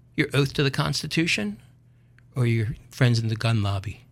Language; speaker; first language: English; native; English